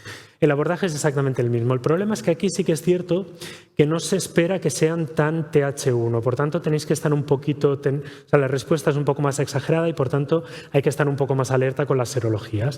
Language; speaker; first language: Spanish; native; Spanish